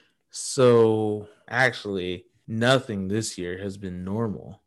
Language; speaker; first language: English; native; English